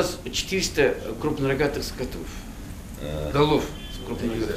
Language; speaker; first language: Russian; non-native, fluent; Turkish